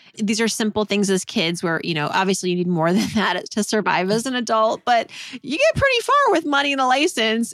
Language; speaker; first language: English; native; English